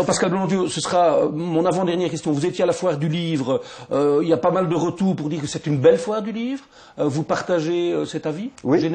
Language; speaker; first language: French; native; French